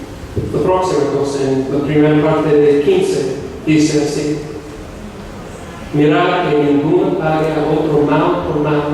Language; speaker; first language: Spanish; non-native, fluent; English